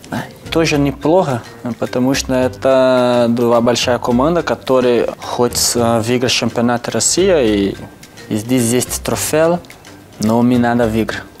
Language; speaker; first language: Russian; non-native, learner; Portuguese